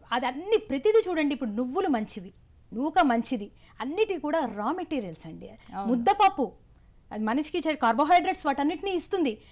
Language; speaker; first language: Telugu; native; Telugu